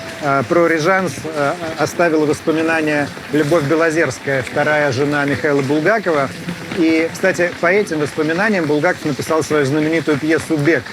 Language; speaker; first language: Russian; native; Russian